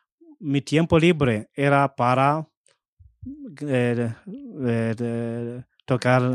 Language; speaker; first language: Spanish; non-native, fluent; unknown